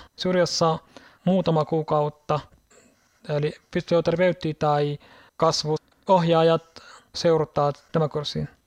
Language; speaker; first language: Finnish; non-native, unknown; Arabic